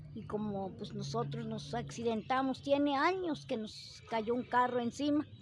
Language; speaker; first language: Spanish; native; Spanish